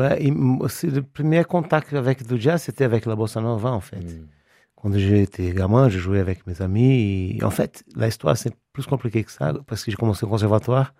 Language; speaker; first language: French; non-native, fluent; Portuguese